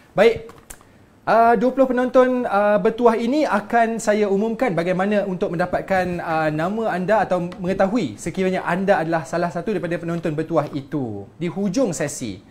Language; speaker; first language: Malay; native; Malay